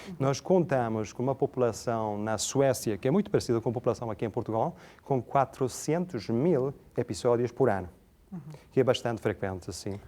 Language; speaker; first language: Portuguese; non-native, fluent; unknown